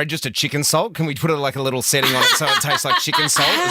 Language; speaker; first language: English; native; English